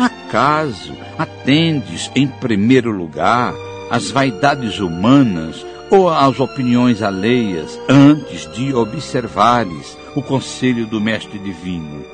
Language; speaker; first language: Portuguese; native; Portuguese